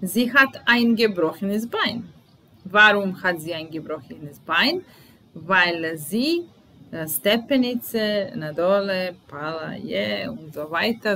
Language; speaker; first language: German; non-native, fluent; Serbian